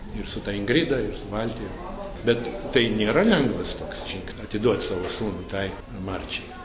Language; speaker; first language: Lithuanian; early bilingual, heritage; Lithuanian